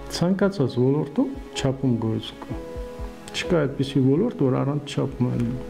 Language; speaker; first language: Armenian; early bilingual, heritage; Armenian